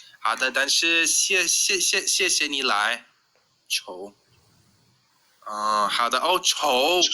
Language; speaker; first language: Chinese; non-native, learner; English